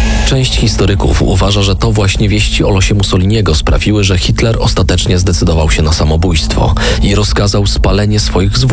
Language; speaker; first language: Polish; native; Polish